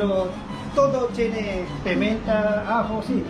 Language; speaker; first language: Spanish; non-native, learner; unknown